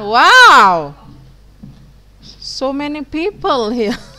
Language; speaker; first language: English; non-native, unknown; Indonesian